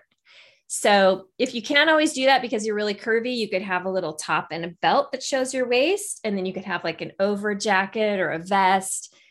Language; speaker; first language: English; native; English